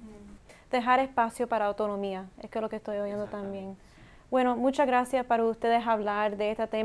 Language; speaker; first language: Spanish; non-native, learner; English